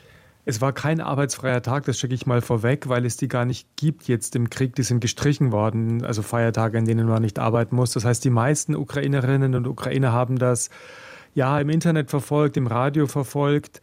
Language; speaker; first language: German; native; German